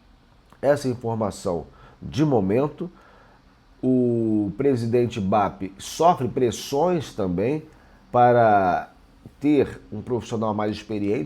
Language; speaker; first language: Portuguese; native; Portuguese